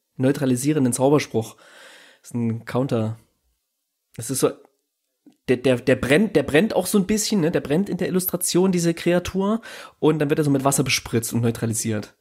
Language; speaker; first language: German; native; German